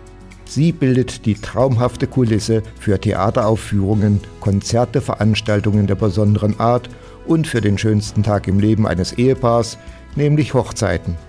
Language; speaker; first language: German; native; German